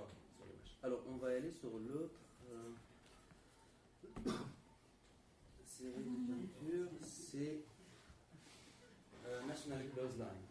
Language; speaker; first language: French; non-native, fluent; Arabic